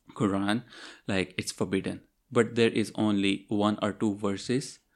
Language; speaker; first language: English; non-native, local second language; Urdu